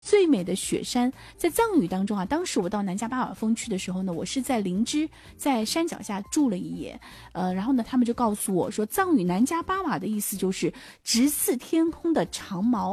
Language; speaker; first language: Chinese; native; Chinese